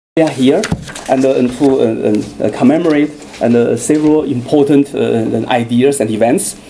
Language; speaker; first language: English; non-native, fluent; Chinese